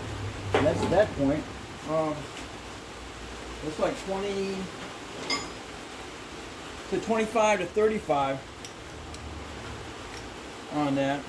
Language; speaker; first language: English; native; English